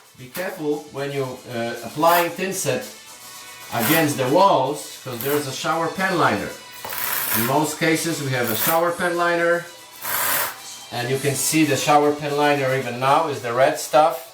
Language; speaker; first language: English; non-native, fluent; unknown